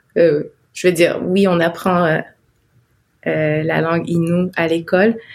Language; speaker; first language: French; non-native, local second language; Innu-aimun